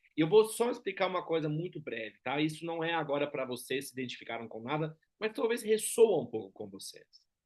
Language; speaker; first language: Portuguese; non-native, fluent; German